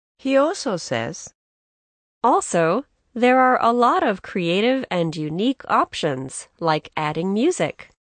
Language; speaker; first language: English; native; English